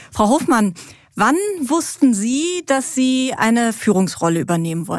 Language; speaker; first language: German; native; German